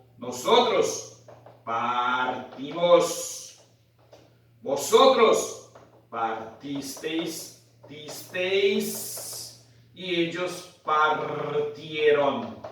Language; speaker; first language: Spanish; non-native, fluent; Portuguese